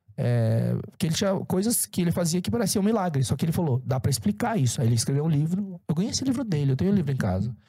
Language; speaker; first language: Portuguese; early bilingual, other home language; Korean